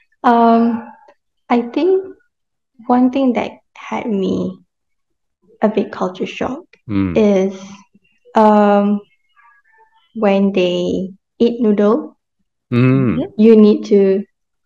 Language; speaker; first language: English; non-native, local second language; Malay